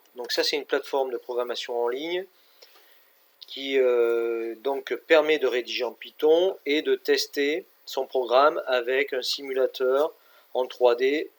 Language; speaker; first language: French; native; French